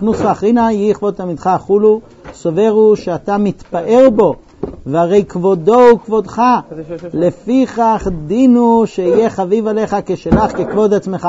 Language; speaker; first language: Hebrew; native; Hebrew